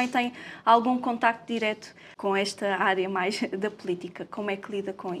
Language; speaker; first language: Portuguese; native; Portuguese